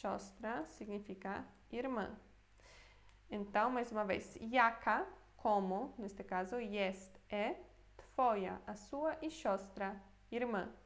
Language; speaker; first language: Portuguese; non-native, fluent; Polish